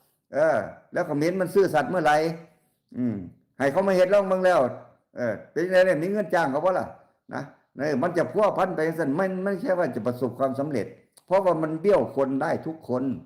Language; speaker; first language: Thai; non-native, local second language; Lao